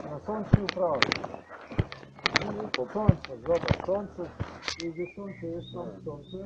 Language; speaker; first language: Polish; non-native, learner; Slovenian